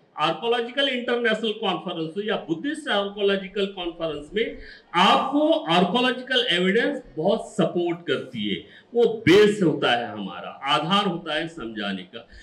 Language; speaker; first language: Hindi; non-native, local second language; Marathi